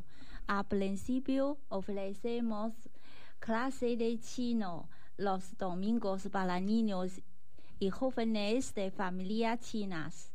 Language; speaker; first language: Spanish; non-native, learner; Chinese